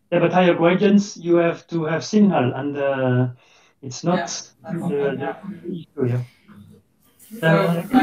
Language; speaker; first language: English; non-native, fluent; French